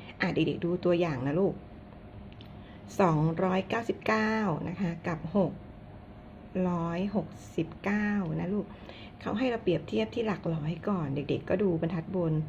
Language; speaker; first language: Thai; native; Thai